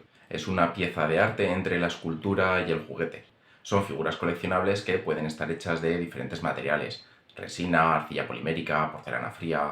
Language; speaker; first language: Spanish; native; Spanish